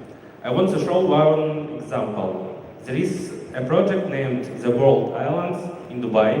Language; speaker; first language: English; non-native, learner; Russian